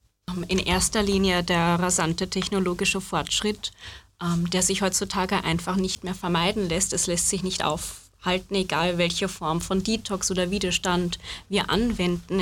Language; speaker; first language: German; native; German